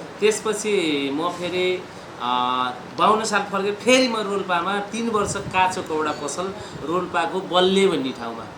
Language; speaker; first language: Nepali; native; Nepali